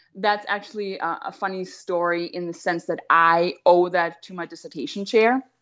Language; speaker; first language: English; non-native, fluent; German